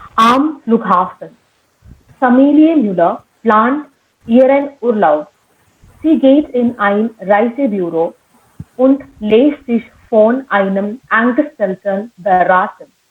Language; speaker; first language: German; non-native, learner; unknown